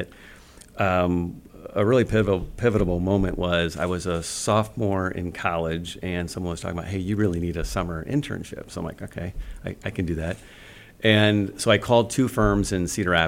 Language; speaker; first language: English; native; English